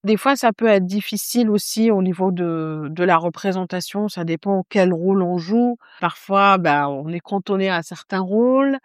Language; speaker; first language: French; non-native, local second language; Arabic